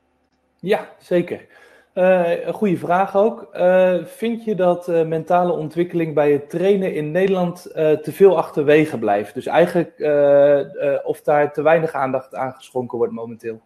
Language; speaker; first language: Dutch; native; Dutch